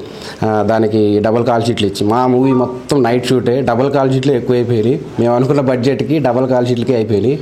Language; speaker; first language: Telugu; native; Telugu